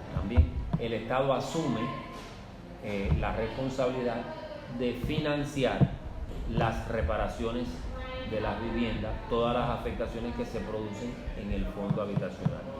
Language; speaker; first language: Spanish; native; Spanish